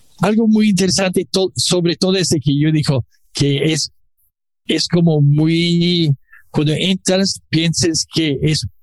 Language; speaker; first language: Spanish; non-native, learner; English